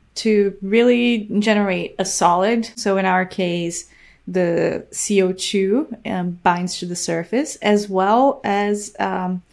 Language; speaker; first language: English; non-native, fluent; Portuguese